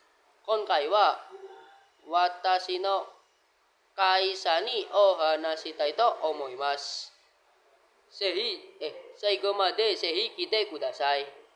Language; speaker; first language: Japanese; non-native, learner; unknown